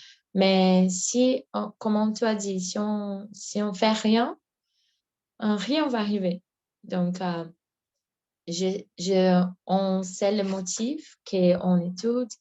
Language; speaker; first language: French; non-native, learner; Portuguese